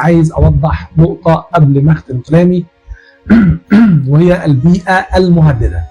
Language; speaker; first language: Arabic; native; Arabic